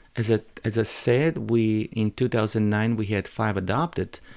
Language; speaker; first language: English; non-native, fluent; Croatian